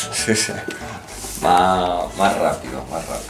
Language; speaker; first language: Spanish; native; Spanish